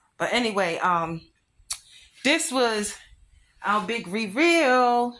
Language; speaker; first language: English; native; English